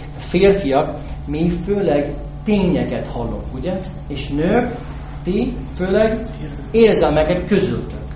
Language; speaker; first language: Hungarian; non-native, fluent; English